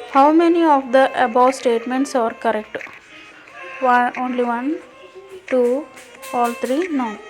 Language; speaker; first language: English; non-native, local second language; Kannada